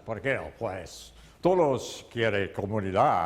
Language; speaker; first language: Spanish; non-native, learner; English